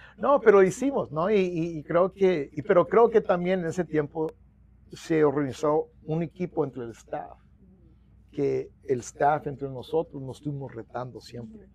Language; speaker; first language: Spanish; early bilingual, heritage; Spanish